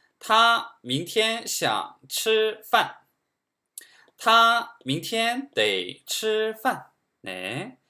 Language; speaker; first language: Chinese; non-native, fluent; Korean